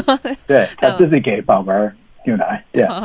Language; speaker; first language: Chinese; non-native, learner; English